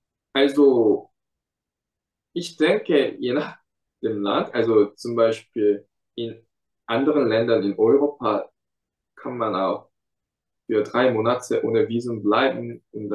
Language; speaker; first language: German; non-native, fluent; Korean